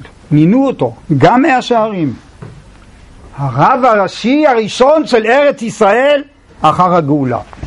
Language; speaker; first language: English; non-native, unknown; Hebrew